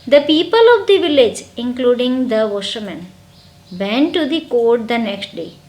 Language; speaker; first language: English; non-native, local second language; Gujarati